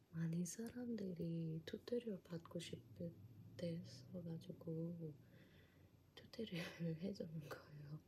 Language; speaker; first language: Korean; non-native, fluent; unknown